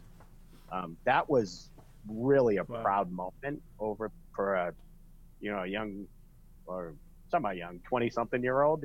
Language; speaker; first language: English; native; English